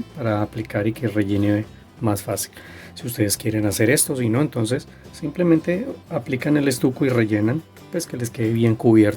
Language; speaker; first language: Spanish; native; Spanish